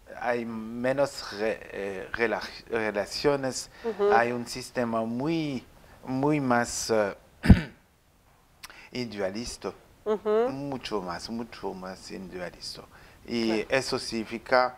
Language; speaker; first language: Spanish; non-native, learner; French